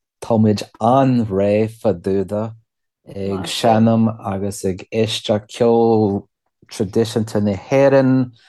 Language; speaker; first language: Irish; non-native, learner; English